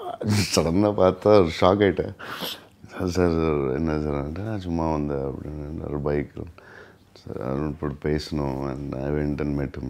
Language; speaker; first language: Tamil; non-native, learner; Telugu